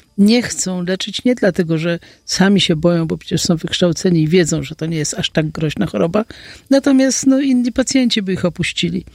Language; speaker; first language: Polish; native; Polish